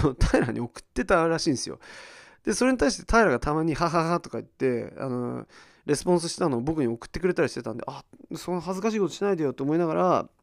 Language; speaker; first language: Japanese; early bilingual, heritage; Japanese